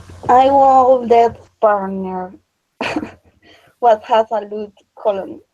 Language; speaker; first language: English; non-native, learner; Spanish